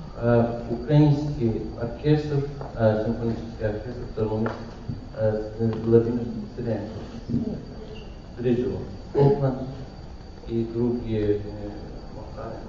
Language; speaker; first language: Russian; non-native, learner; Persian